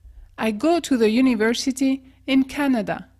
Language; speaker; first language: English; non-native, fluent; French